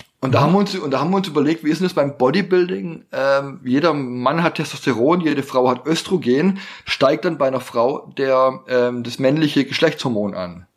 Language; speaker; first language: German; native; German